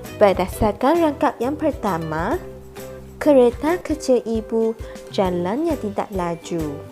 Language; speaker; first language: Malay; non-native, local second language; Iban